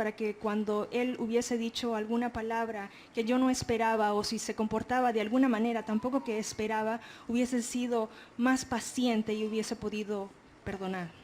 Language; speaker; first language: Spanish; native; Spanish